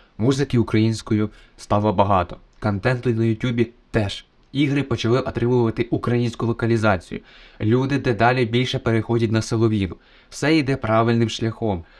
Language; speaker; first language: Ukrainian; native; Ukrainian